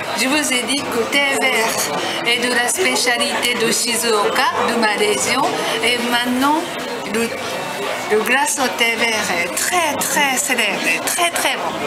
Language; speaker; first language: French; non-native, learner; Japanese